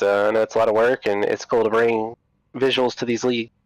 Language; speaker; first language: English; native; English